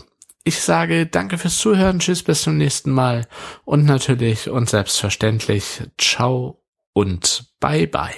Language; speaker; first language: German; native; German